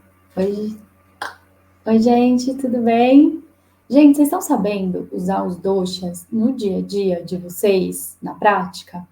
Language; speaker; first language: Portuguese; native; Portuguese